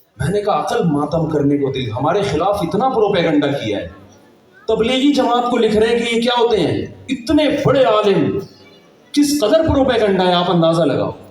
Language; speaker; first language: Urdu; native; Urdu